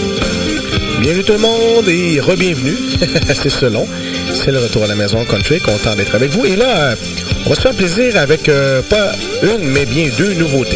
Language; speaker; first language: French; native; French